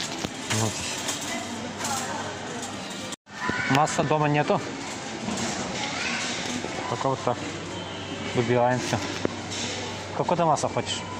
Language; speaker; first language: Russian; non-native, learner; Azerbaijani